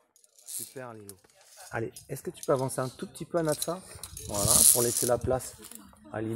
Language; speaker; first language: French; native; French